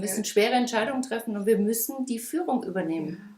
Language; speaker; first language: German; native; German